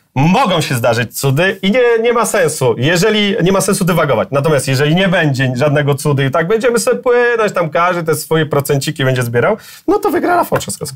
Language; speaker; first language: Polish; native; Polish